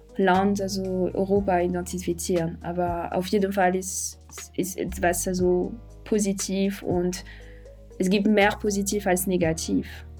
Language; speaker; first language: German; non-native, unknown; French